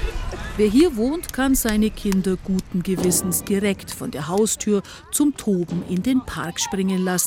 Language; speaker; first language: German; native; German